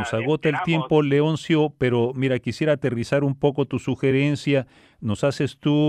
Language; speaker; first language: Spanish; native; Spanish